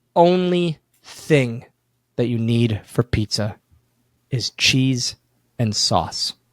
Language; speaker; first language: English; native; English